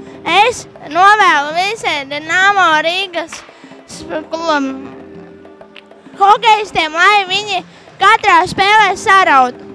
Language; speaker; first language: Latvian; non-native, local second language; Russian